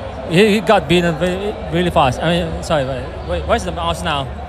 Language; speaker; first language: English; non-native, fluent; Indonesian